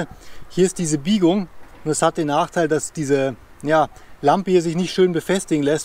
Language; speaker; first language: German; native; German